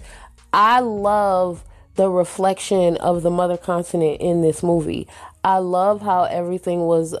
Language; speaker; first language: English; native; English